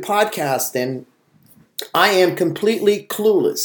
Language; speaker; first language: English; non-native, fluent; Arabic